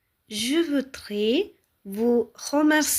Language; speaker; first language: French; non-native, fluent; Tamil